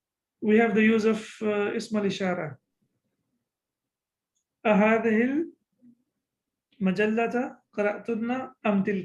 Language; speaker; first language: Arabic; non-native, fluent; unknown